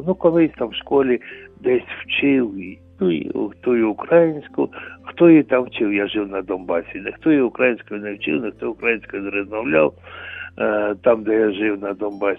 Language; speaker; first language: Ukrainian; non-native, local second language; Russian